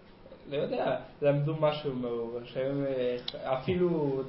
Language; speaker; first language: Hebrew; non-native, learner; Spanish